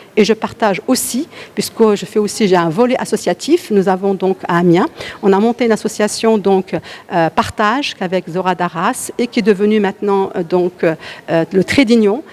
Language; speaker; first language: French; early bilingual, other home language; Arabic